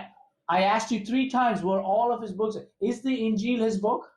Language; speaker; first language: English; native; English